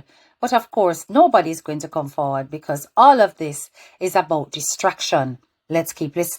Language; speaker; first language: English; native; English